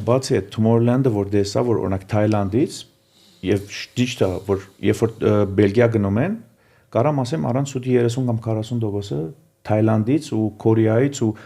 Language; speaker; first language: Armenian; early bilingual, heritage; Armenian